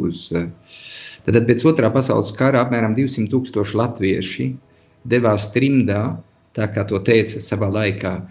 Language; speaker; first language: Latvian; early bilingual, heritage; Latvian